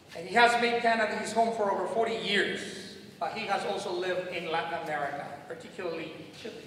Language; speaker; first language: English; non-native, fluent; Spanish